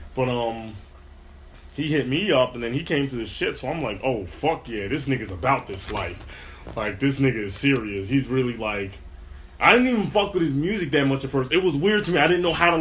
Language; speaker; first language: English; native; English